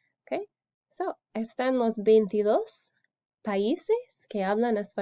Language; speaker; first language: Spanish; non-native, fluent; English